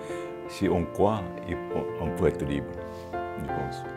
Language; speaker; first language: French; non-native, fluent; Japanese